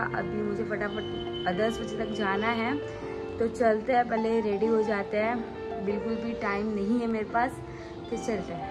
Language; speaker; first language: Hindi; native; Hindi